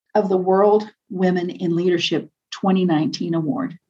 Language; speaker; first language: English; native; English